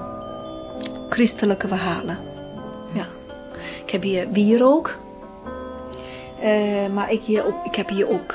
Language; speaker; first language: Dutch; non-native, fluent; Chinese